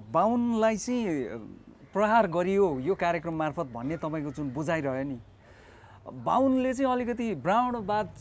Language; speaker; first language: Nepali; native; Nepali